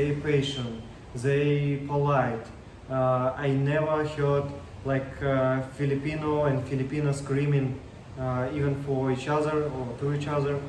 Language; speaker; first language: English; non-native, learner; Russian